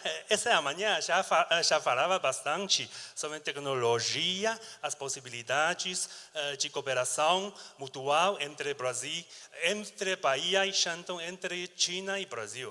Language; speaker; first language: Portuguese; non-native, learner; Chinese